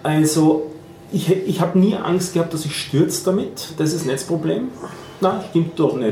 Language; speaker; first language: German; native; German